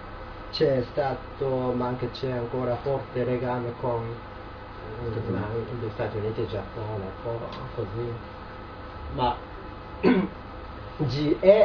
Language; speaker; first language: Italian; non-native, learner; Japanese